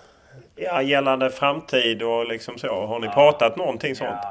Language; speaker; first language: Swedish; native; Swedish